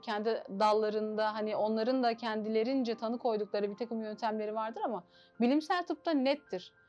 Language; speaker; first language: Turkish; native; Turkish